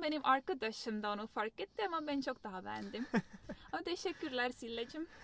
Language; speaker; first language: Turkish; non-native, fluent; Estonian